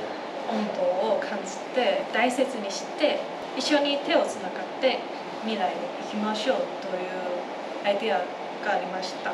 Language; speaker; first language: Japanese; non-native, fluent; Chinese